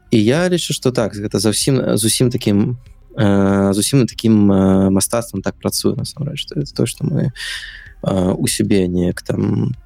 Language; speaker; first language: Belarusian; non-native, local second language; Russian